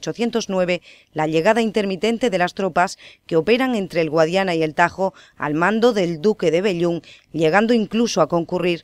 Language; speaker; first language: Spanish; native; Spanish